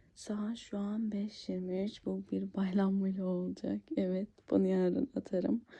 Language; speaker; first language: Turkish; native; Turkish